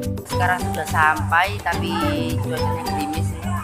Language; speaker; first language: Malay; non-native, local second language; Javanese